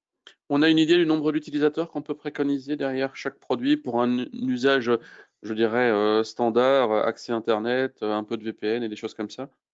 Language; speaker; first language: French; native; French